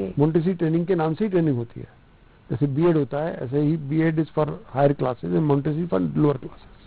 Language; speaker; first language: Hindi; non-native, local second language; Punjabi